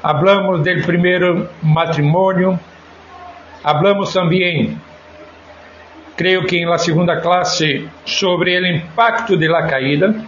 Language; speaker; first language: Spanish; non-native, fluent; Portuguese